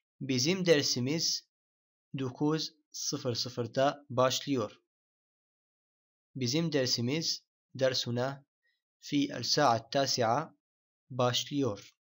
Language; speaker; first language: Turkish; non-native, fluent; Arabic